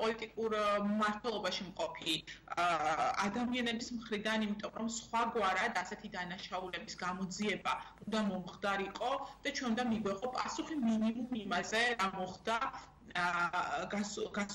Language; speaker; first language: Georgian; native; Georgian